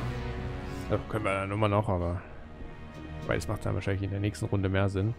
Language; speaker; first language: German; native; German